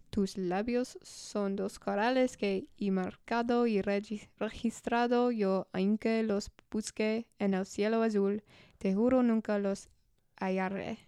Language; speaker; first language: Spanish; non-native, learner; English